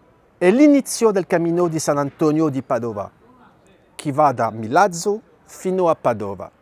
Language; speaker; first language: Italian; non-native, fluent; French